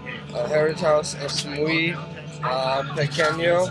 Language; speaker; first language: Spanish; non-native, learner; English